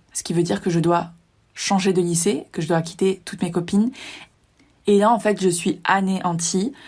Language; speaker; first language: French; native; French